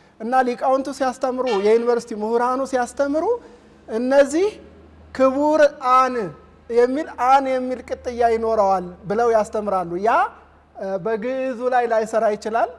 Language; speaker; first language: Amharic; native; Amharic